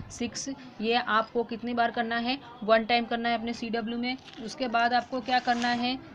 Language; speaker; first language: Hindi; non-native, local second language; Gujarati